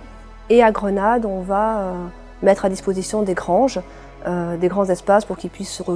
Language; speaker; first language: French; native; French